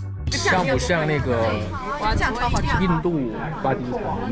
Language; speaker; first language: Chinese; non-native, fluent; Thai